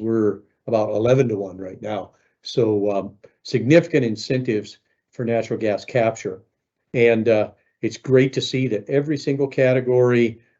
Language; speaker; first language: English; native; English